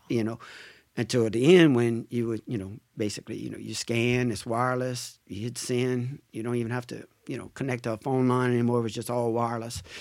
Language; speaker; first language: English; native; English